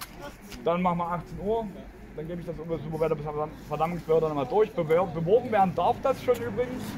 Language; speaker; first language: German; native; German